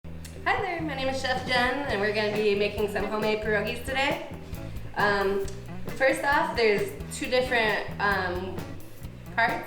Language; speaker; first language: English; native; English